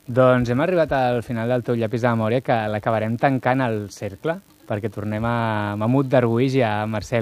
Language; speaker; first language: Catalan; native; Catalan